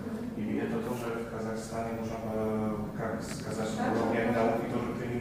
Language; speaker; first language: Russian; non-native, fluent; Polish